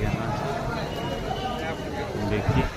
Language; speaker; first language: Hindi; non-native, local second language; Odia